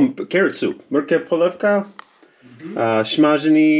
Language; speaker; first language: Czech; non-native, learner; English